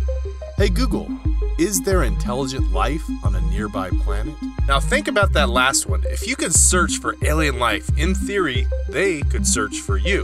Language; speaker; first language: English; native; English